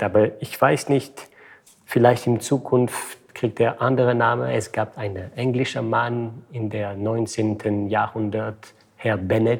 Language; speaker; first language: German; non-native, fluent; French